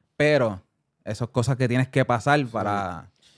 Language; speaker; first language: Spanish; early bilingual, heritage; Spanish